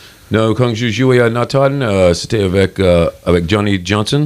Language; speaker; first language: French; non-native, learner; English